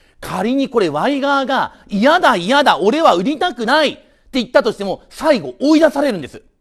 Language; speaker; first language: Japanese; native; Japanese